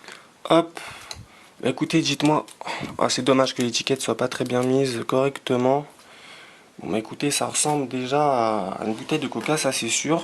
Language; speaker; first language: French; native; French